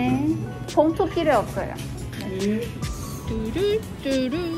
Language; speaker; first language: Korean; non-native, learner; Chinese